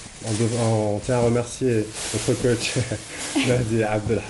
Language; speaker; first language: French; non-native, local second language; Arabic